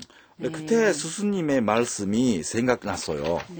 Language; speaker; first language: Korean; non-native, fluent; Japanese